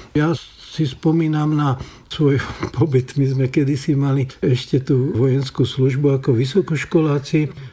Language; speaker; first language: Slovak; native; Slovak